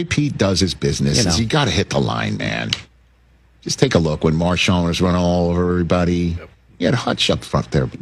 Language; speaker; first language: English; native; English